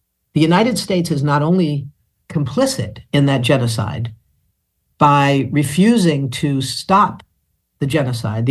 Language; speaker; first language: English; native; English